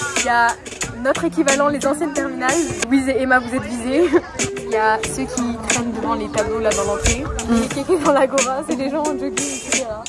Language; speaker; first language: French; native; French